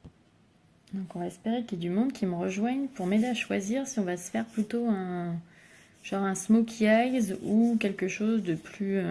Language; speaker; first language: French; native; French